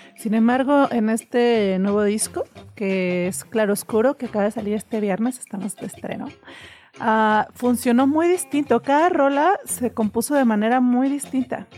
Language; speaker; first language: Spanish; native; Spanish